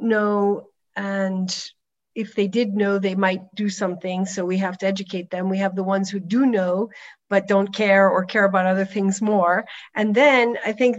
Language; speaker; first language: English; native; English